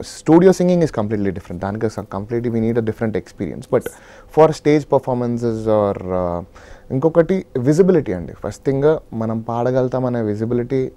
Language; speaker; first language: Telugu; native; Telugu